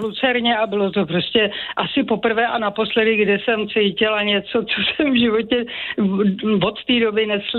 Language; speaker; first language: Czech; native; Czech